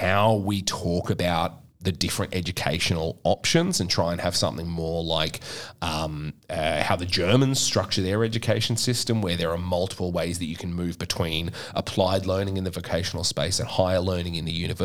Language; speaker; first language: English; native; English